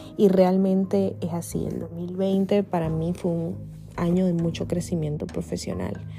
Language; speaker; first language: Spanish; native; Spanish